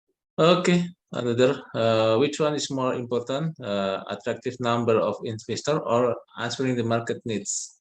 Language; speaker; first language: English; non-native, learner; Indonesian